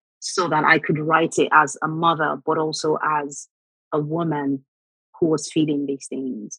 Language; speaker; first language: English; non-native, local second language; Yoruba